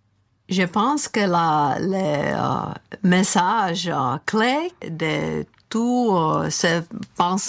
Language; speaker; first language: French; non-native, fluent; Czech